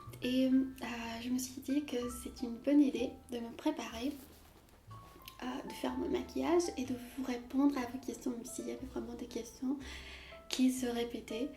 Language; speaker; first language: French; non-native, fluent; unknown